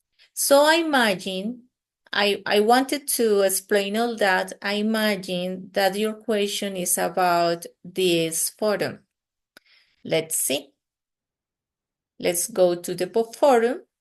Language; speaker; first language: English; non-native, fluent; Spanish